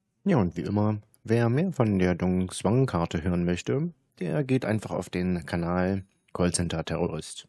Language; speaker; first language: German; native; German